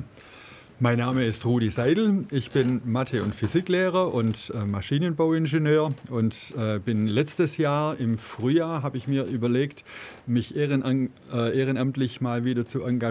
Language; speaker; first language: German; native; German